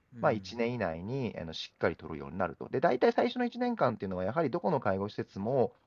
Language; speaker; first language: Japanese; native; Japanese